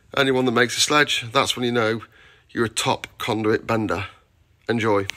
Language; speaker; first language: English; native; English